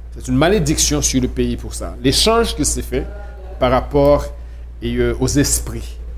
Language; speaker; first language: French; non-native, local second language; Haitian Creole